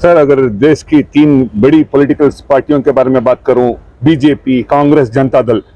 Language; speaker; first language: Hindi; non-native, local second language; Urdu